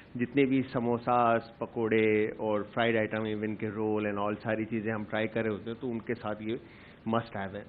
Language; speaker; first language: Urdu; native; Urdu